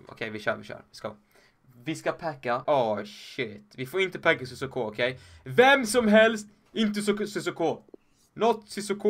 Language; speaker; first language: Swedish; native; Swedish